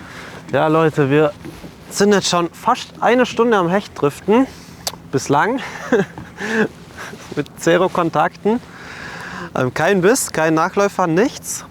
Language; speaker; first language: German; native; German